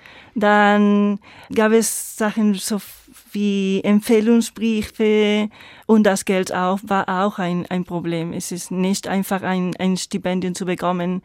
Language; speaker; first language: German; non-native, fluent; Spanish